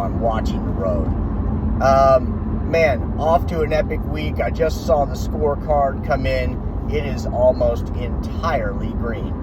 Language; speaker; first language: English; native; English